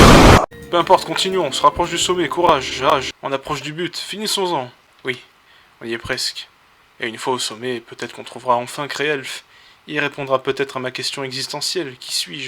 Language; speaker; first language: French; native; French